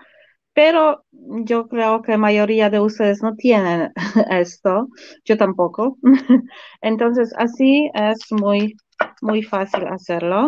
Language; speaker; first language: Spanish; non-native, fluent; Polish